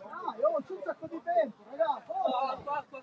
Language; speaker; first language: Italian; native; Italian